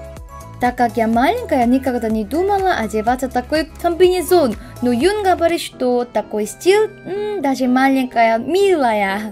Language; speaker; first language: Russian; non-native, fluent; Korean